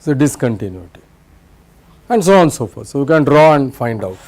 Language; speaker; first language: English; non-native, local second language; Marathi